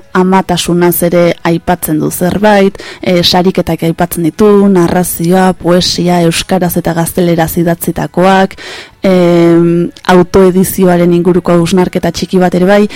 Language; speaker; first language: Basque; native; Basque